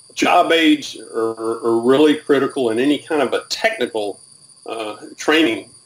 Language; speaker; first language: English; native; English